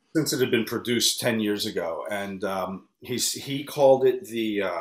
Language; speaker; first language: English; native; English